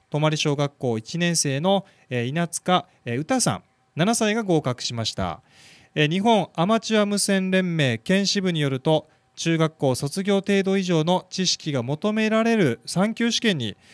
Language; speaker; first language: Japanese; native; Japanese